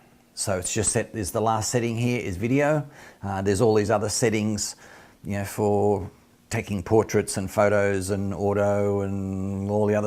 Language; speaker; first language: English; native; English